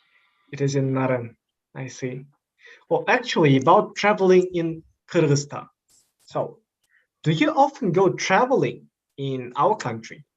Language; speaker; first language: English; non-native, fluent; Kyrgyz